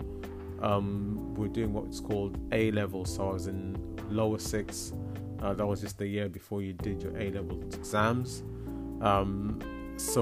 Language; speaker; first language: English; non-native, local second language; Shona